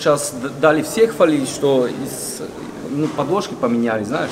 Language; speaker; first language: Russian; non-native, learner; Bulgarian